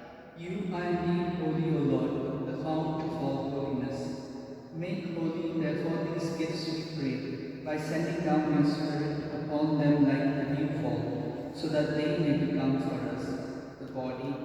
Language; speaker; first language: English; non-native, local second language; Konkani